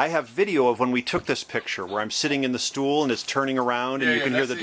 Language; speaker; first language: English; native; English